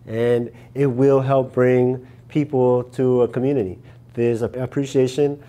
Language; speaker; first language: English; native; English